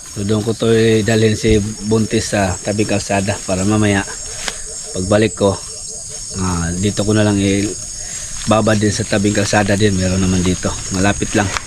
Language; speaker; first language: Filipino; native; Filipino